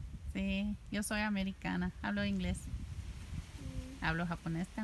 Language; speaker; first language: Spanish; non-native, learner; English